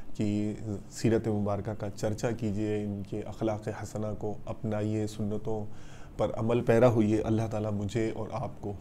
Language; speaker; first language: Urdu; native; Urdu